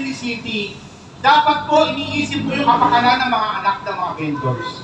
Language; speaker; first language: Filipino; native; Filipino